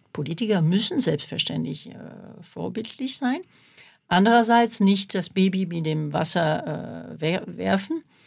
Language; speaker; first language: German; non-native, fluent; French